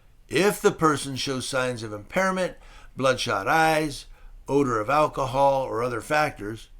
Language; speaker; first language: English; native; English